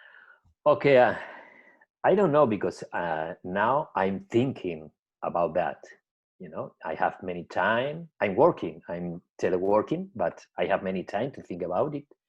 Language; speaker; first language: English; non-native, learner; Spanish